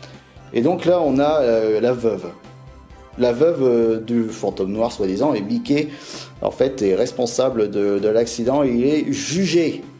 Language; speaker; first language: French; native; French